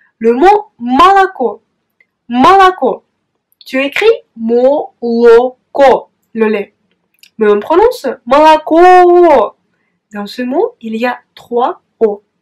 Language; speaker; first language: French; non-native, fluent; Russian